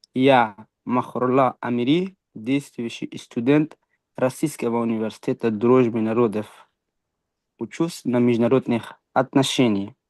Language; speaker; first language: Russian; non-native, fluent; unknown